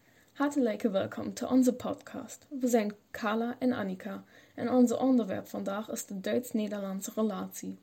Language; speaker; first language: Dutch; non-native, learner; German